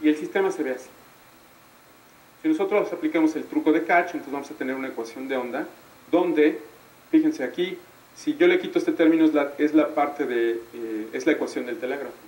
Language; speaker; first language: Spanish; native; Spanish